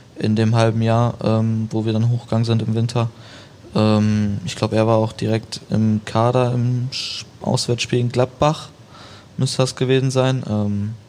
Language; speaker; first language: German; native; German